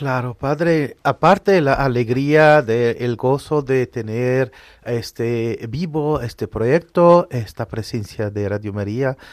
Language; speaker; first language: Spanish; non-native, fluent; Arabic